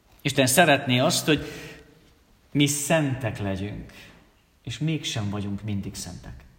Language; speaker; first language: Hungarian; native; Hungarian